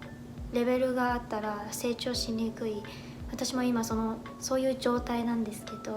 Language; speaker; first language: Japanese; non-native, fluent; Chinese